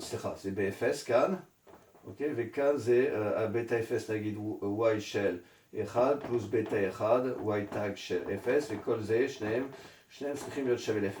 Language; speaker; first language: Hebrew; non-native, fluent; French